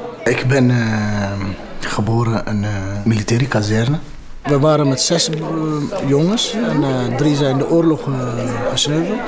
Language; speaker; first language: Dutch; non-native, fluent; Amharic